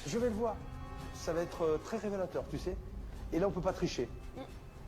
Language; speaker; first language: French; native; French